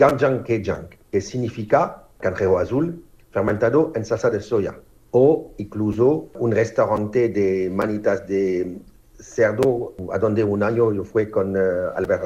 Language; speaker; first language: Spanish; non-native, learner; French